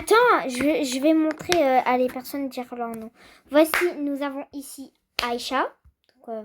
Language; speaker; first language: French; native; French